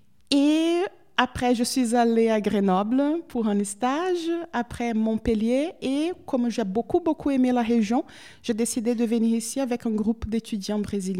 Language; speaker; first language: French; non-native, fluent; Portuguese